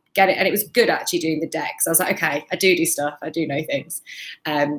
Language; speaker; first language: English; native; English